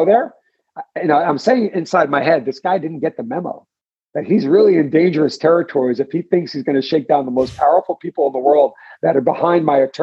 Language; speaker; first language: English; native; English